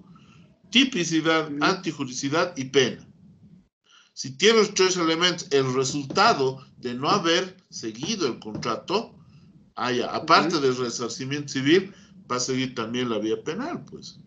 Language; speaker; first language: Spanish; native; Spanish